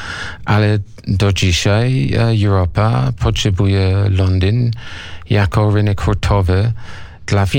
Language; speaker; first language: Polish; non-native, fluent; English